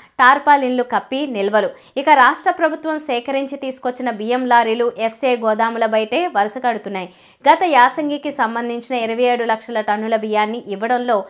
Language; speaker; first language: Telugu; native; Telugu